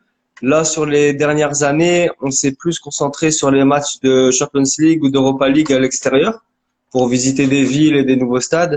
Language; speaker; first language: French; native; French